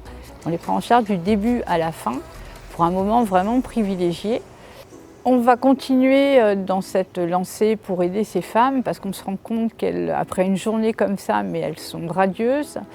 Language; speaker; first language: French; native; French